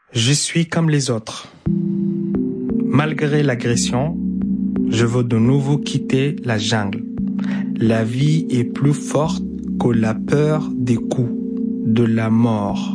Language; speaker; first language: French; non-native, fluent; Arabic